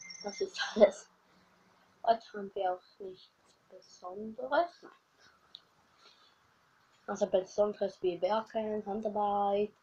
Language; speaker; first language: German; early bilingual, other home language; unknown